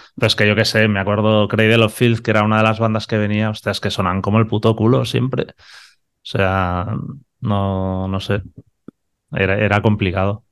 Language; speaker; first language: Spanish; non-native, local second language; Catalan